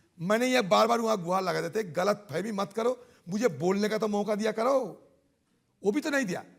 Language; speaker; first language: Hindi; non-native, local second language; Bangla